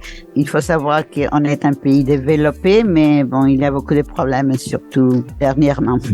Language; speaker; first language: French; non-native, fluent; Spanish